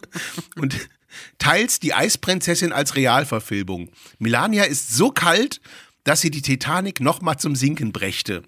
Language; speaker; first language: German; native; German